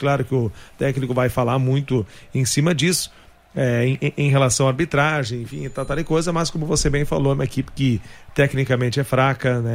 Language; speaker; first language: Portuguese; native; Portuguese